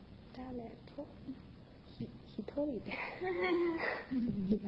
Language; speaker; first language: Japanese; non-native, learner; Chinese